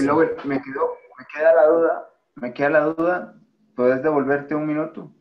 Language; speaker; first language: Spanish; native; Spanish